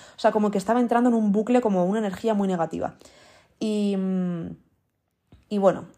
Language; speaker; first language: Spanish; early bilingual, other home language; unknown